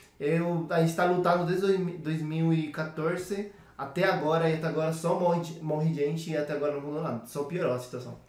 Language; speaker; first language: Portuguese; non-native, fluent; Spanish